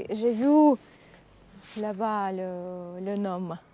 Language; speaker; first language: French; non-native, learner; Russian